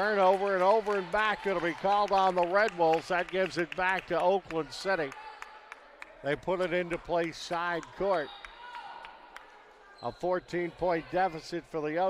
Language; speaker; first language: English; native; English